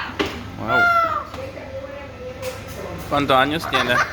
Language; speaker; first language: Spanish; non-native, learner; English